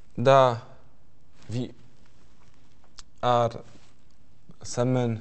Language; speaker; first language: Norwegian; non-native, fluent; French